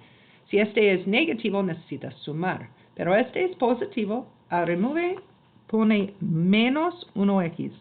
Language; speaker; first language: Spanish; non-native, learner; English